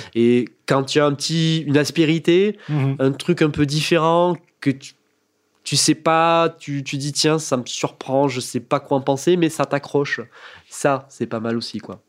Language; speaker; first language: French; native; French